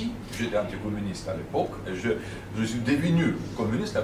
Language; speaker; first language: French; non-native, fluent; Russian